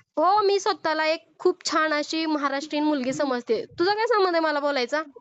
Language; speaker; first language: Marathi; non-native, local second language; Urdu